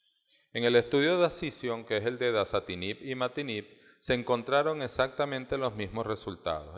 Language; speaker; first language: Spanish; native; Spanish